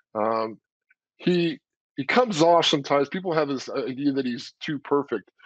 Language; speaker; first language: English; native; English